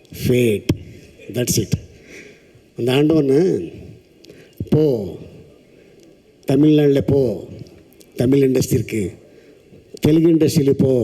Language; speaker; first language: Tamil; non-native, local second language; Telugu